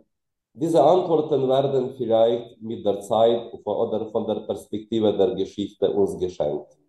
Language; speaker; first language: German; non-native, fluent; Ukrainian